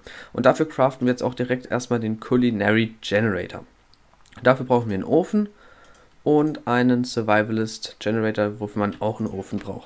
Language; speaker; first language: German; native; German